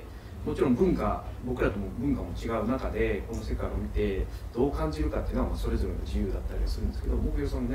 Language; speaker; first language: Japanese; native; Japanese